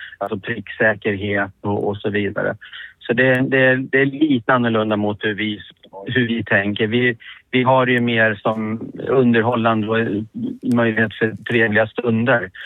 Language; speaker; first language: Swedish; native; Swedish